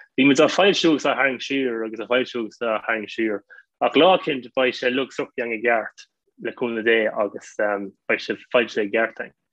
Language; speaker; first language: Irish; non-native, local second language; English